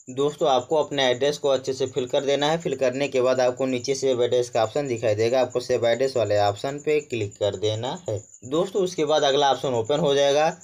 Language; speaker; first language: Hindi; native; Hindi